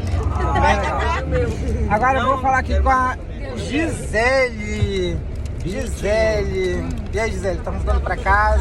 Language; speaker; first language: Portuguese; native; Portuguese